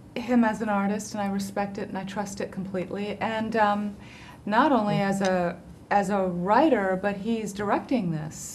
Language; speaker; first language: English; early bilingual, heritage; English